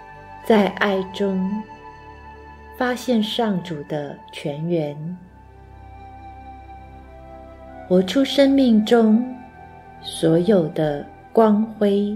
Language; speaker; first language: Chinese; native; Chinese